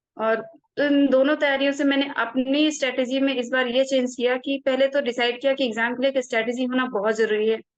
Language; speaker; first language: Hindi; native; Hindi